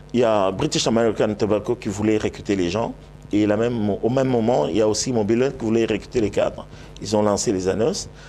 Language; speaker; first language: French; non-native, local second language; Lingala